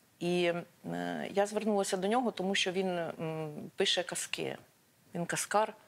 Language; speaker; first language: Ukrainian; non-native, local second language; Russian